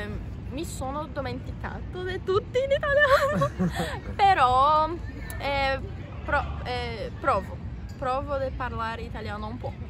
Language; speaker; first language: Italian; non-native, learner; Portuguese